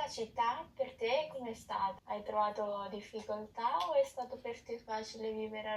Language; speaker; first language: Italian; native; Italian